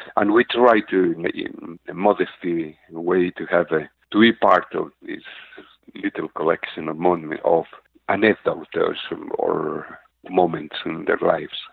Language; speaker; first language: English; non-native, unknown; Spanish